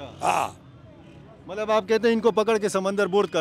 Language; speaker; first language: Urdu; native; Urdu